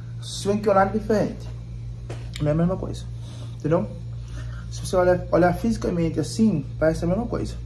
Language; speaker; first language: Portuguese; non-native, local second language; Kabuverdianu